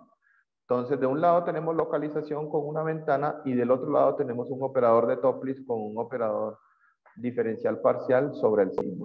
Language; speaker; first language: Spanish; native; Spanish